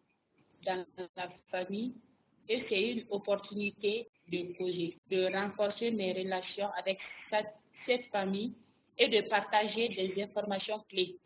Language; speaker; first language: French; non-native, local second language; Bambara